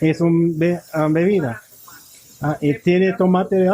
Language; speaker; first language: Spanish; non-native, learner; English